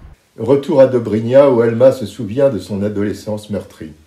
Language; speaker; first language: French; native; French